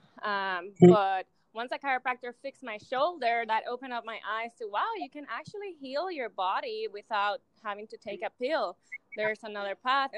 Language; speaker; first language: English; non-native, fluent; Spanish